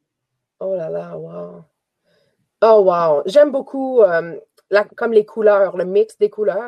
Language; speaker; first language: French; native; French